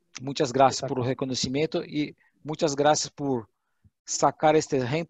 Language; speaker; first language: Portuguese; non-native, learner; Spanish